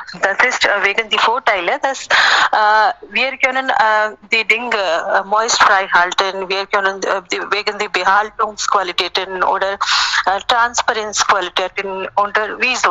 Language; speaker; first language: German; non-native, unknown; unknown